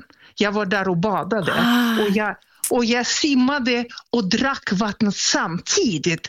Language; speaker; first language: Swedish; non-native, fluent; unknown